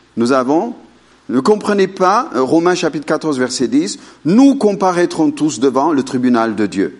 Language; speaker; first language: French; non-native, fluent; Amharic